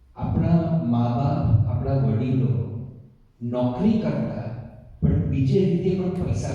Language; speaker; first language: Gujarati; early bilingual, heritage; Gujarati